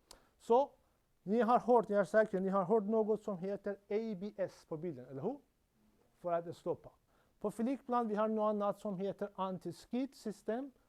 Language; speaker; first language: Swedish; non-native, learner; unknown